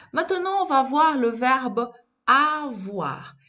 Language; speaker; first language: French; non-native, fluent; Portuguese